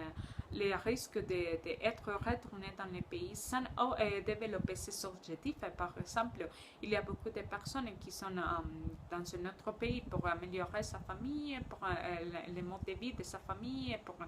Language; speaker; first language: French; non-native, learner; Spanish